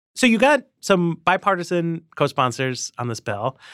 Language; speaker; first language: English; native; English